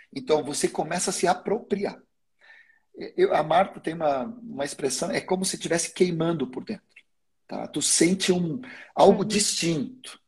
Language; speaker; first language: Portuguese; non-native, fluent; Swedish